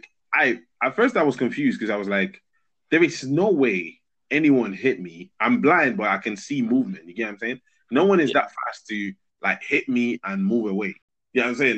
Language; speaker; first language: English; non-native, fluent; Spanish